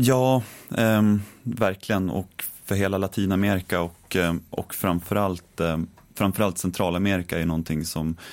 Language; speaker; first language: Swedish; native; Swedish